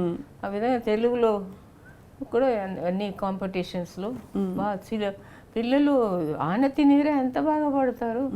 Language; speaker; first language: Telugu; non-native, local second language; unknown